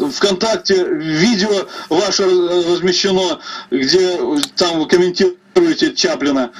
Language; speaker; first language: Russian; native; Russian